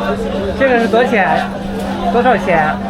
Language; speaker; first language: Chinese; native; Chinese